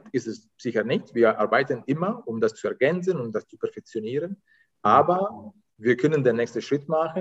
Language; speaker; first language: German; non-native, fluent; Italian